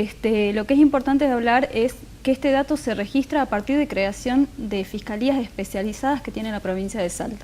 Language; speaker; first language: Spanish; native; Spanish